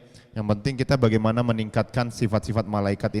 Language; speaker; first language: Indonesian; native; Indonesian